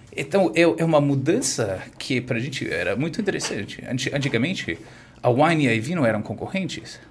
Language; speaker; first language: Portuguese; non-native, fluent; English